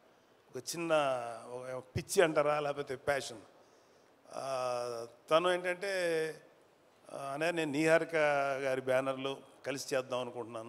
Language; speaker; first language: Telugu; native; Telugu